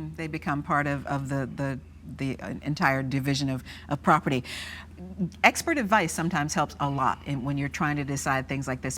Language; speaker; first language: English; native; English